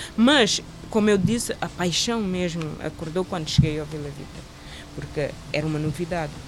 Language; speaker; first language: Portuguese; non-native, local second language; Kabuverdianu